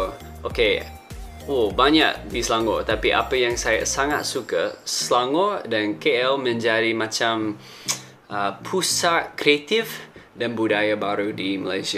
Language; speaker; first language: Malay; non-native, fluent; English